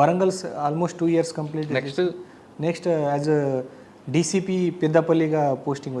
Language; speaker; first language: Telugu; non-native, learner; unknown